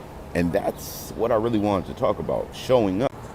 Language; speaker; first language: English; native; English